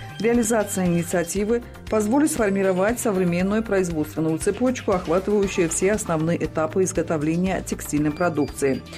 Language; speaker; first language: Russian; non-native, local second language; Tajik